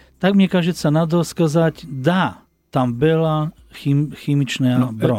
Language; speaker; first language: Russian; non-native, learner; Slovak